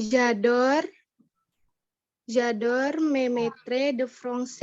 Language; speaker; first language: French; non-native, learner; Indonesian